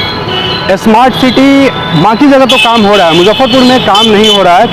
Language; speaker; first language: Hindi; native; Hindi